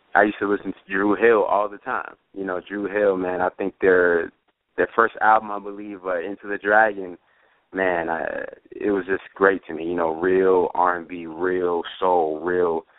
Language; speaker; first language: English; native; English